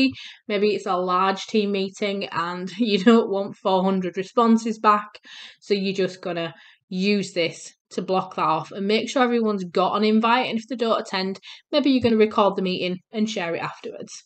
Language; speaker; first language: English; native; English